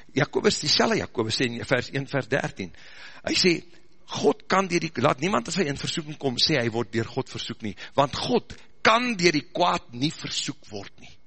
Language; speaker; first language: Afrikaans; native; Afrikaans